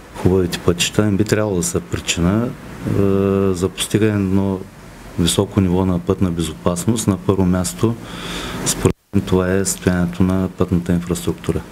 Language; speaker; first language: Bulgarian; native; Bulgarian